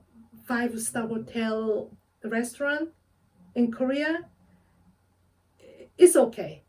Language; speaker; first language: English; non-native, fluent; Korean